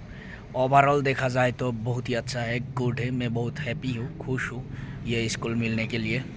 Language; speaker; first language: Hindi; non-native, local second language; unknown